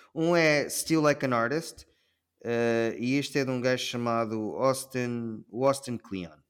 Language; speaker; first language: Portuguese; early bilingual, heritage; Portuguese